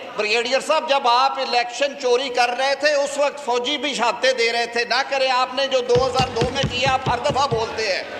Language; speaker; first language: Urdu; non-native, local second language; Punjabi